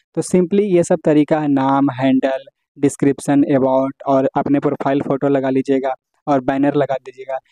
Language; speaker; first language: Hindi; native; Hindi